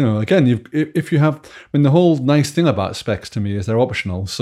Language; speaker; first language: English; native; English